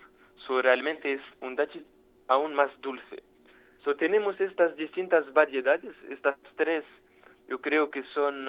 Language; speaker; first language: Spanish; non-native, fluent; French